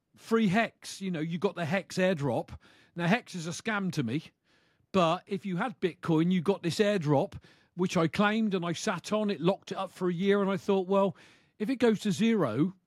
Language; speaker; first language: English; native; English